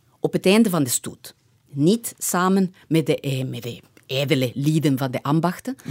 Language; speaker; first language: Dutch; non-native, fluent; Spanish